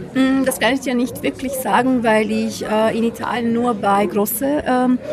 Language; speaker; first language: German; non-native, fluent; Italian